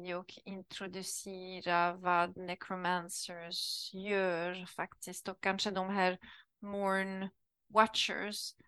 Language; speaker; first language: Swedish; non-native, learner; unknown